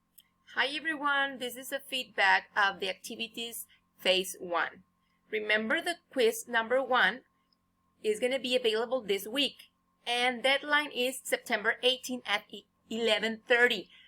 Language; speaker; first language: English; non-native, fluent; Spanish